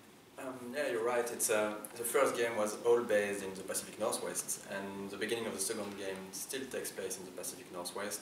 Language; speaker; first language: English; non-native, fluent; French